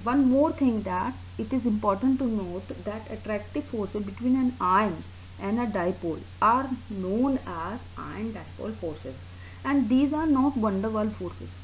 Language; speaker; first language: English; non-native, local second language; Hindi